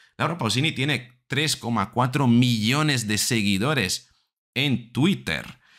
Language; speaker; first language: Spanish; non-native, fluent; Italian